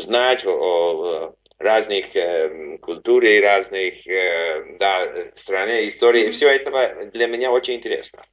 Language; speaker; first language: Russian; non-native, learner; English